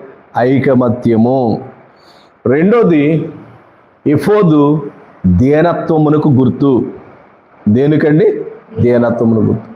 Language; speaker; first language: Telugu; native; Telugu